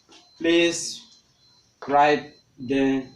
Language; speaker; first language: English; non-native, learner; Indonesian